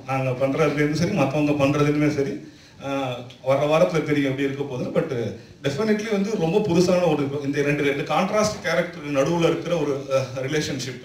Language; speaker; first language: Tamil; native; Tamil